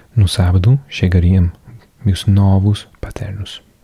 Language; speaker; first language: Portuguese; non-native, learner; English